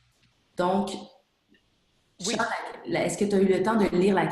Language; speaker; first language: French; native; French